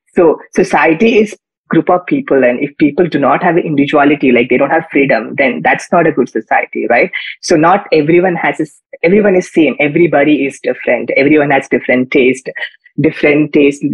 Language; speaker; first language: English; non-native, local second language; Kannada